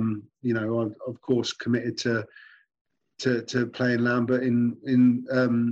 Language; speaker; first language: English; native; English